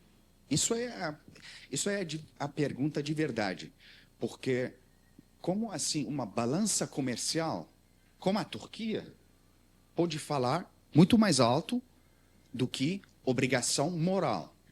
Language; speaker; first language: Portuguese; non-native, learner; Armenian